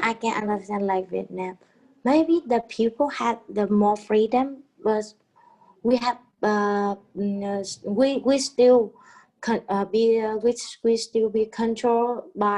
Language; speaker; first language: English; non-native, learner; Vietnamese